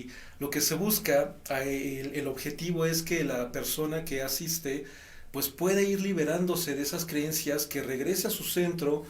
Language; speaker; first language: Spanish; native; Spanish